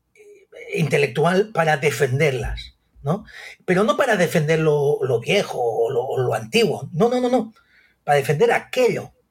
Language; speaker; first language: Spanish; native; Spanish